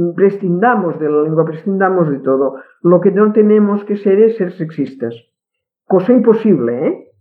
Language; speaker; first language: Spanish; non-native, local second language; Catalan